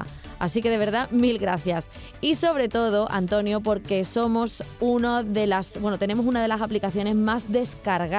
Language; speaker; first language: Spanish; native; Spanish